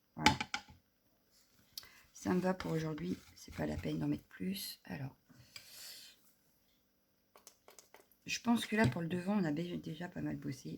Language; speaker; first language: French; native; French